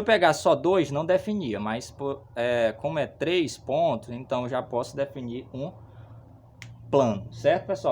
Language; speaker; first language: Portuguese; native; Portuguese